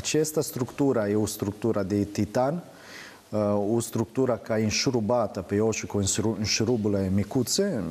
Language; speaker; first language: Romanian; non-native, learner; Italian